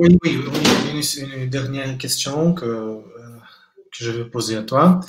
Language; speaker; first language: French; non-native, fluent; Portuguese